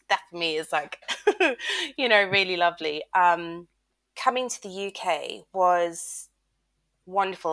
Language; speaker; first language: English; native; English